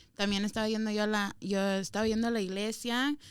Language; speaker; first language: Spanish; early bilingual, heritage; Spanish